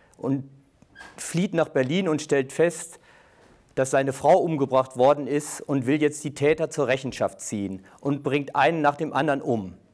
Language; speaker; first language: German; native; German